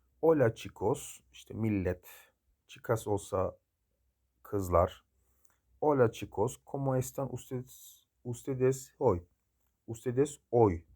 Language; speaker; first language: Spanish; non-native, learner; Turkish